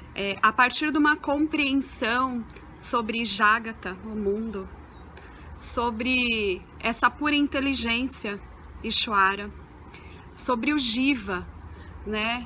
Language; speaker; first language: Portuguese; native; Portuguese